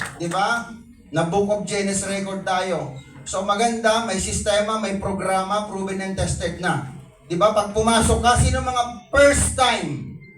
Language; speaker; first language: Filipino; non-native, local second language; Cebuano